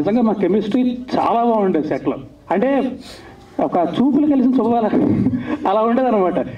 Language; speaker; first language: Telugu; native; Telugu